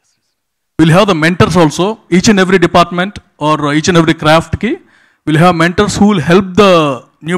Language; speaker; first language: English; non-native, local second language; Telugu